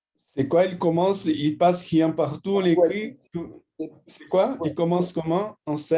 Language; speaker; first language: French; non-native, fluent; Portuguese